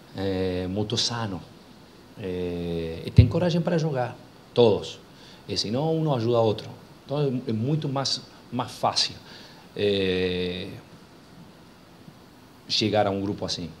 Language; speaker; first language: Portuguese; non-native, fluent; Spanish